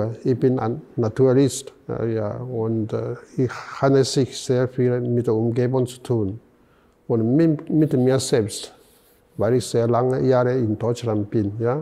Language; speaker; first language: German; non-native, fluent; Chinese